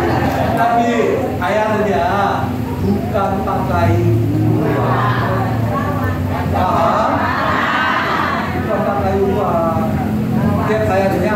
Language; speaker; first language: Indonesian; non-native, learner; Korean